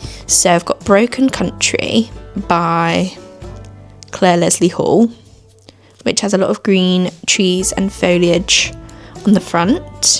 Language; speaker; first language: English; native; English